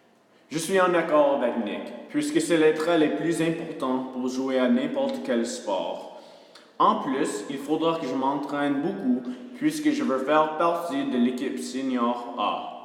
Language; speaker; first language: French; early bilingual, other home language; English